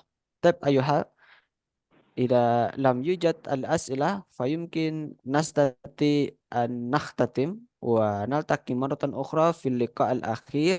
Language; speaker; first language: Arabic; non-native, fluent; Indonesian